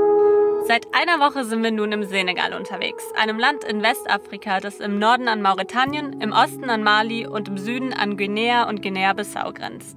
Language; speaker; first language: German; native; German